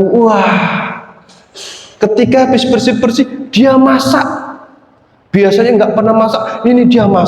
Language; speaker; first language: Indonesian; native; Indonesian